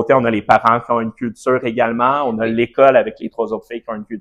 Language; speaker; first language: French; native; French